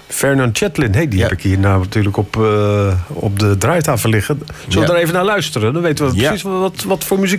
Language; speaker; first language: Dutch; native; Dutch